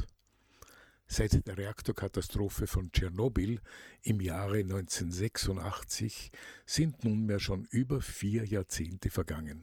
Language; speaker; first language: German; native; German